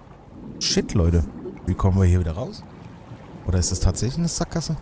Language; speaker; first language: German; native; German